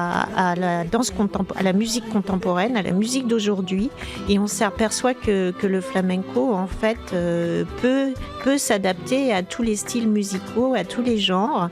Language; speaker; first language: French; native; French